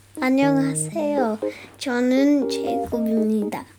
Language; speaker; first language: Korean; early bilingual, heritage; English